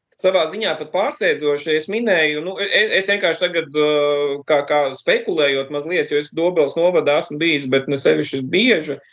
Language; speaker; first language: Latvian; native; Latvian